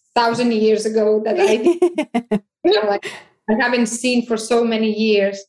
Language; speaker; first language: English; non-native, fluent; Catalan